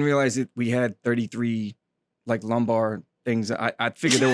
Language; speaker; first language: English; native; English